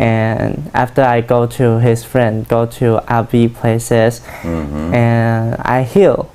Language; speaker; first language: English; non-native, learner; Chinese